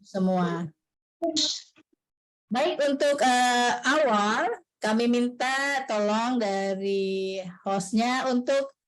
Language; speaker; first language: Malay; native; Malay